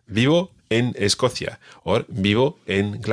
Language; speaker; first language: Spanish; non-native, fluent; English